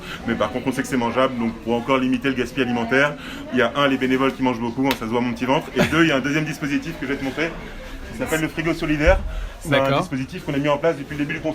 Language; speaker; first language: French; native; French